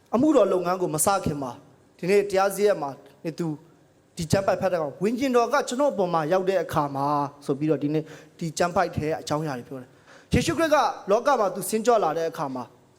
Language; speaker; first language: Burmese; non-native, local second language; Tedim Chin